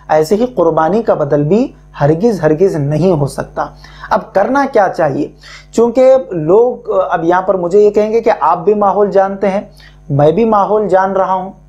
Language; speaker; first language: Urdu; native; Urdu